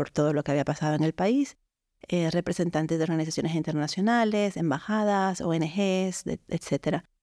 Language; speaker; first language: Spanish; native; Spanish